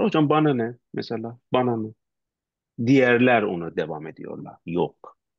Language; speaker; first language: Turkish; non-native, learner; Persian